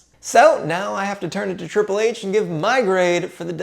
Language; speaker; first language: English; native; English